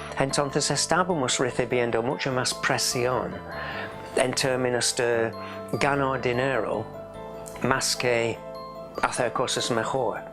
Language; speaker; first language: Spanish; non-native, fluent; English